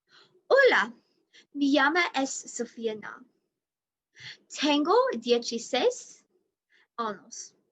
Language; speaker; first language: Spanish; non-native, learner; English